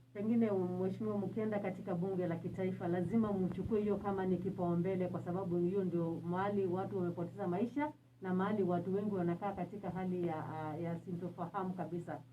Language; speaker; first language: Swahili; non-native, local second language; Turkmen